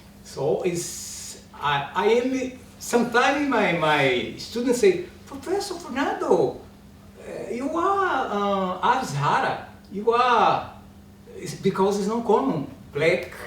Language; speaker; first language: English; non-native, learner; Portuguese